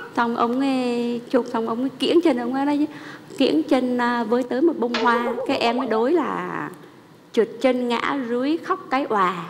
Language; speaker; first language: Vietnamese; early bilingual, heritage; Vietnamese